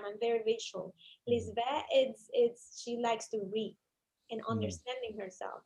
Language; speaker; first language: English; non-native, fluent; Spanish